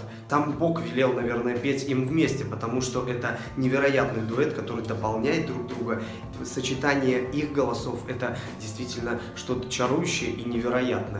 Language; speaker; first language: Russian; native; Russian